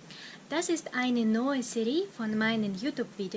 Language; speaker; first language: German; non-native, fluent; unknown